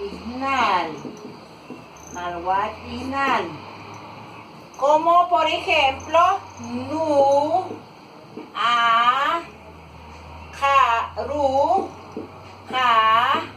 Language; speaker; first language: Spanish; non-native, local second language; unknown